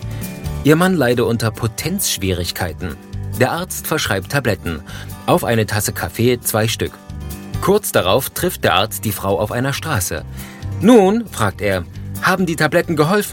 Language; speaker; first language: German; native; German